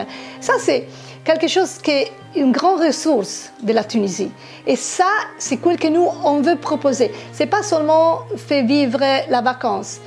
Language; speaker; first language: French; non-native, fluent; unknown